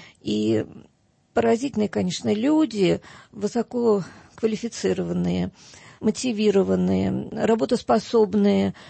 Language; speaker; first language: Russian; native; Russian